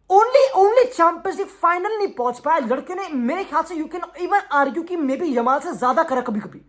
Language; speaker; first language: Hindi; native; Hindi